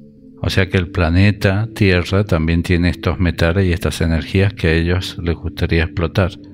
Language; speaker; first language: Spanish; native; Spanish